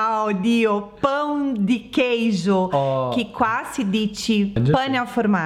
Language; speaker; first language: Italian; non-native, learner; Portuguese